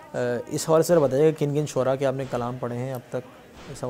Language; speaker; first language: Urdu; native; Urdu